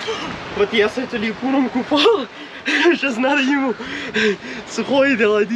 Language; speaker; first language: Russian; non-native, local second language; Kyrgyz